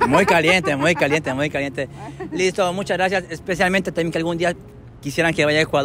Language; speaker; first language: Spanish; native; Spanish